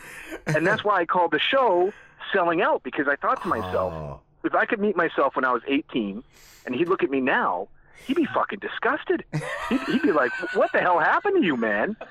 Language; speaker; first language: English; native; English